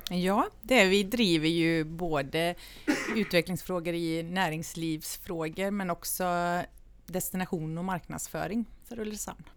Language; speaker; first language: Swedish; native; Swedish